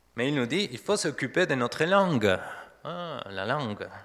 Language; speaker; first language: French; non-native, fluent; Spanish